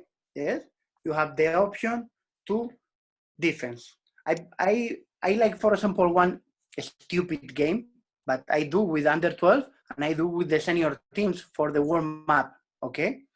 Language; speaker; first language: English; non-native, learner; Spanish